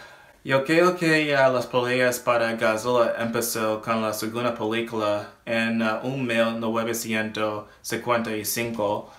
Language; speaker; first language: Spanish; non-native, learner; English